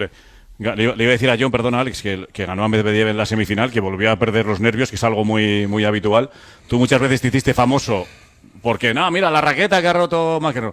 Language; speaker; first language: Spanish; native; Spanish